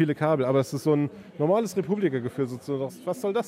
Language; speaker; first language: German; native; German